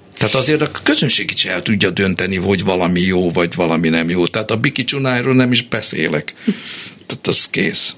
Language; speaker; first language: Hungarian; native; Hungarian